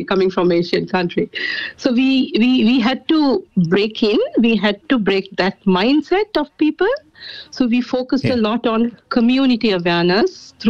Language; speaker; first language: English; non-native, local second language; Sinhala